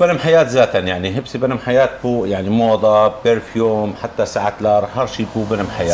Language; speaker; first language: Turkish; non-native, learner; Arabic